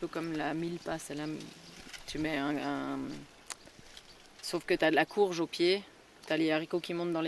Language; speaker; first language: French; native; French